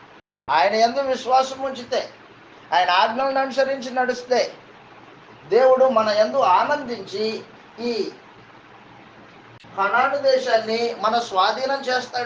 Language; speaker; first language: Telugu; native; Telugu